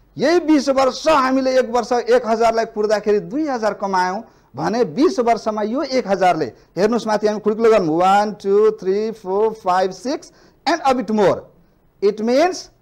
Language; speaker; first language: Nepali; non-native, local second language; Maithili